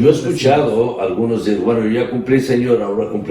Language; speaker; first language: Spanish; native; Spanish